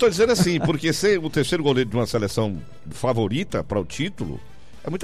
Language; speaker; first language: Portuguese; native; Portuguese